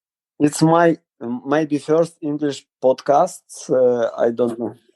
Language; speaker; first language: English; non-native, learner; Ukrainian